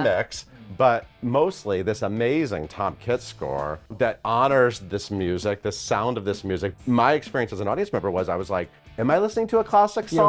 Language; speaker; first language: English; native; English